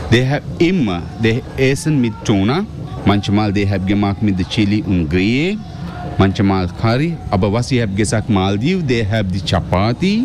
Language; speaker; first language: German; non-native, learner; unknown